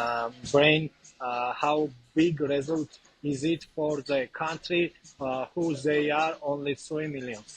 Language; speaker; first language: English; non-native, learner; Georgian